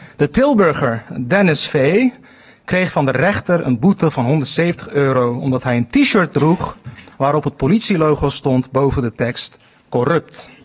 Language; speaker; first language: Dutch; early bilingual, other home language; Turkish